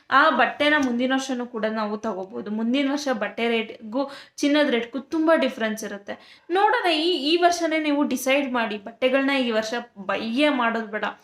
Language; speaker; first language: Kannada; native; Kannada